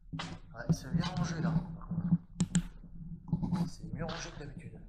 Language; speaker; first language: French; native; French